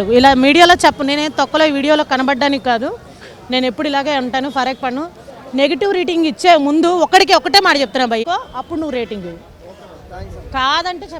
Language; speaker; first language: Telugu; native; Telugu